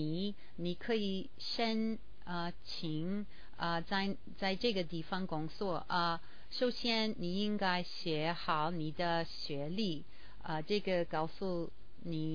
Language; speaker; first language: Chinese; non-native, learner; English